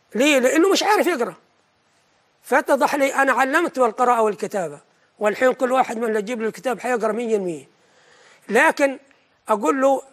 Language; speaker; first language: Arabic; native; Arabic